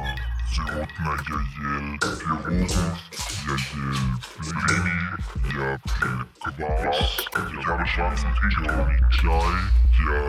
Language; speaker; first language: Russian; non-native, learner; German